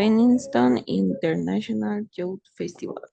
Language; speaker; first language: English; non-native, fluent; Spanish